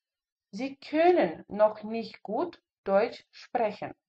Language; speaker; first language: German; non-native, fluent; Russian